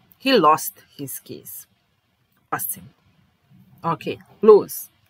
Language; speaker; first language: English; non-native, fluent; Serbian